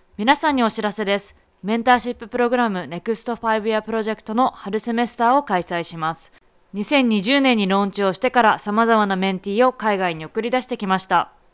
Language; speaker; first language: Japanese; native; Japanese